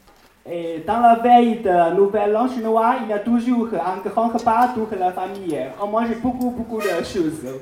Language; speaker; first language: French; non-native, learner; Chinese